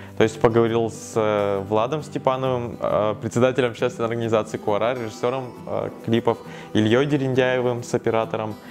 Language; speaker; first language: Russian; native; Russian